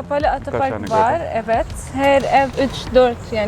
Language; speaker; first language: Turkish; non-native, learner; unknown